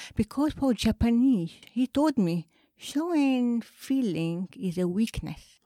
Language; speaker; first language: English; non-native, fluent; Arabic